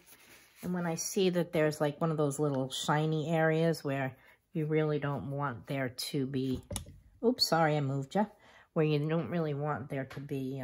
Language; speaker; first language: English; native; English